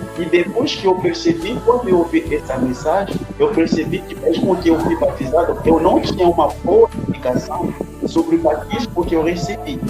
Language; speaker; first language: Portuguese; non-native, learner; French